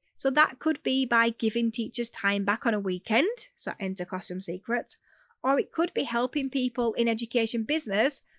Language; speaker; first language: English; native; English